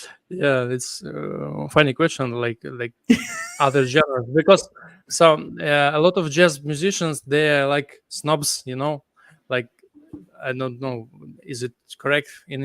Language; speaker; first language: English; non-native, fluent; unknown